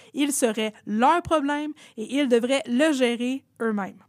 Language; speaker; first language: French; native; French